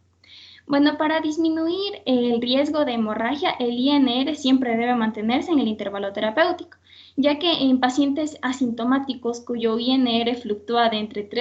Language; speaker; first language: Spanish; native; Spanish